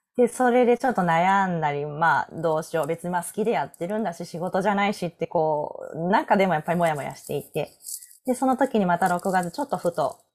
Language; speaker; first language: Japanese; native; Japanese